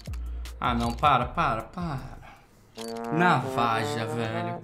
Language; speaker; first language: Portuguese; native; Portuguese